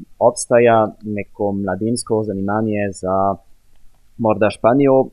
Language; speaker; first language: Slovenian; non-native, fluent; French